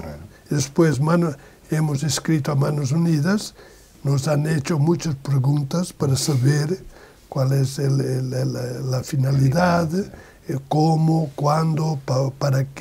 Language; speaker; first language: Spanish; non-native, learner; Portuguese